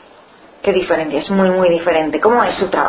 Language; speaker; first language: Spanish; native; Spanish